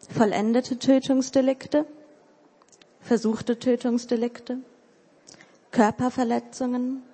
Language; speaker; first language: German; native; German